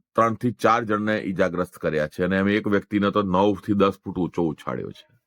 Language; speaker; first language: Gujarati; non-native, local second language; Hindi